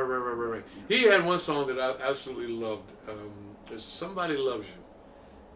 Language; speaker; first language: English; native; English